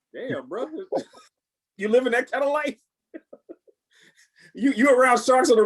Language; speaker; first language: English; native; English